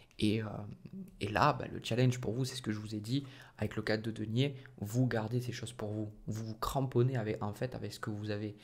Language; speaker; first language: French; native; French